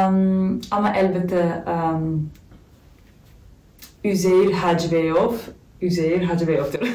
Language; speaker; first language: Azerbaijani; non-native, learner; German